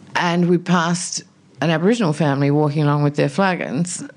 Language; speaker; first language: English; native; English